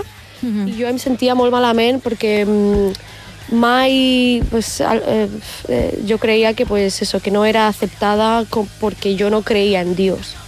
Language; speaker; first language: Catalan; early bilingual, other home language; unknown